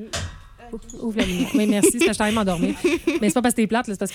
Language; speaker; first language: French; native; French